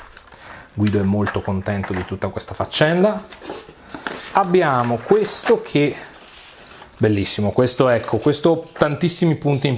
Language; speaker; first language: Italian; native; Italian